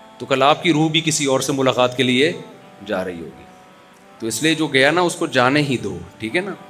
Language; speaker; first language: Urdu; native; Urdu